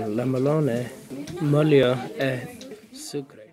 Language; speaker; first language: French; non-native, learner; English